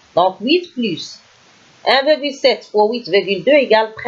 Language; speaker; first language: French; non-native, local second language; Arabic